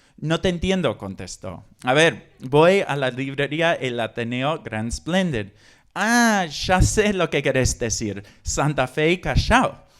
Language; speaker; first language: Spanish; non-native, fluent; English